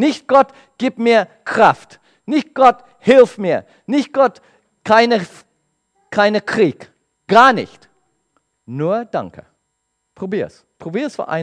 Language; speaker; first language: German; non-native, learner; English